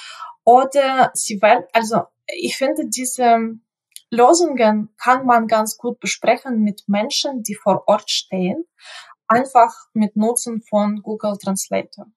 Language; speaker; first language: German; non-native, fluent; Ukrainian